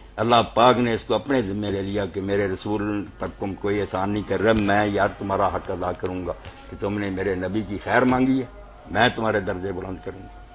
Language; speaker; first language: Urdu; non-native, local second language; Punjabi